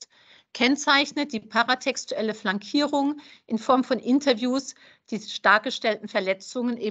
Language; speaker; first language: German; native; German